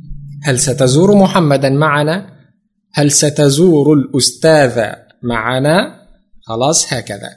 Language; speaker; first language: Arabic; non-native, fluent; Indonesian